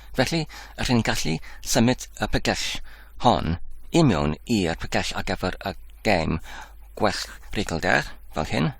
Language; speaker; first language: Welsh; non-native, learner; Dutch